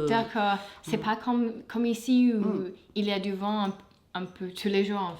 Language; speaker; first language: French; non-native, fluent; English